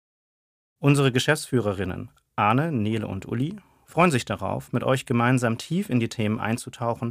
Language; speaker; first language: German; native; German